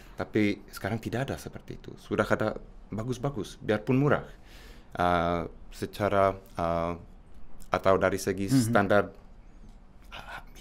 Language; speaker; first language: Indonesian; non-native, fluent; Czech